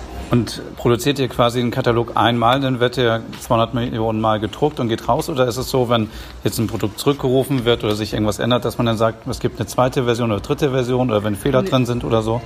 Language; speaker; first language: German; native; German